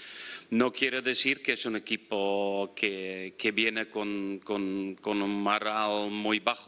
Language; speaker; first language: Spanish; non-native, fluent; Dutch